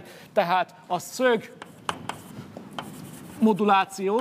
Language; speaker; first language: Hungarian; native; Hungarian